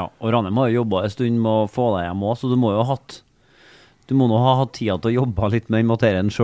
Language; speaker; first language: Norwegian; native; Norwegian